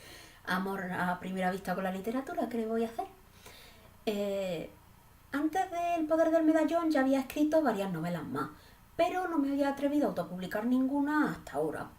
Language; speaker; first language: Spanish; native; Spanish